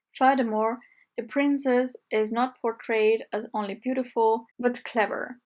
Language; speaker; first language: English; non-native, fluent; Armenian